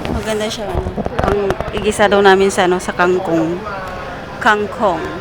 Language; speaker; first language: Filipino; native; Filipino